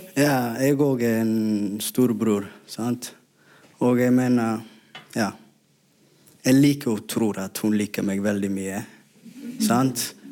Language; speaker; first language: Norwegian; non-native, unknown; Somali